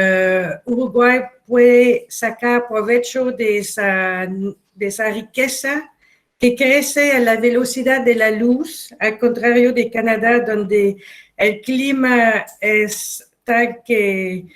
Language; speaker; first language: Spanish; non-native, fluent; French